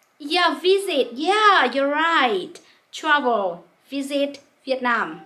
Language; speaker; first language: English; non-native, local second language; Vietnamese